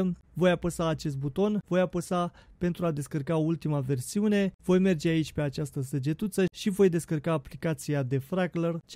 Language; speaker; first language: Romanian; native; Romanian